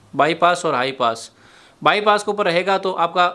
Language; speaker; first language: Hindi; native; Hindi